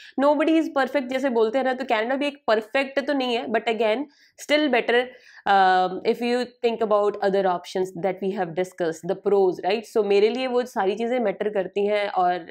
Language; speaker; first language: Hindi; native; Hindi